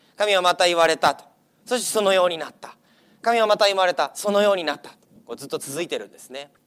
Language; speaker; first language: Japanese; non-native, fluent; English